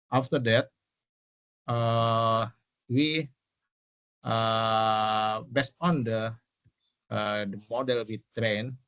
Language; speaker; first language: English; non-native, local second language; Indonesian